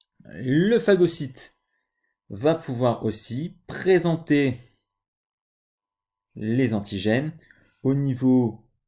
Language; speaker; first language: French; native; French